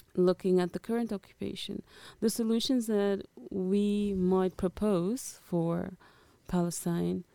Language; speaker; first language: English; early bilingual, other home language; Portuguese